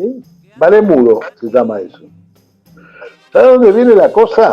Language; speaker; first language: Spanish; native; Spanish